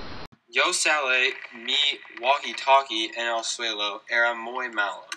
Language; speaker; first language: Spanish; non-native, learner; English